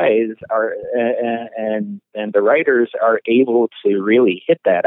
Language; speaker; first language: English; native; English